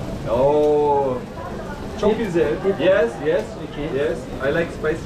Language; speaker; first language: English; non-native, fluent; German